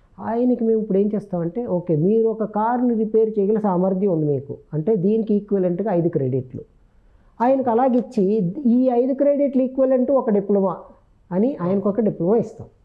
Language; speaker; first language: Telugu; native; Telugu